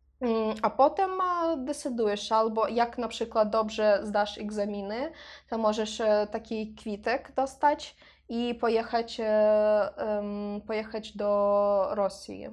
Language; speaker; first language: Polish; non-native, learner; Russian